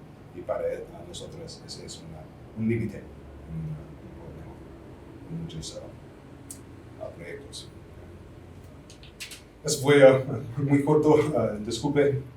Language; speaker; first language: Spanish; non-native, fluent; English